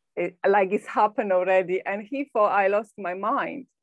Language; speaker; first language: English; non-native, fluent; Polish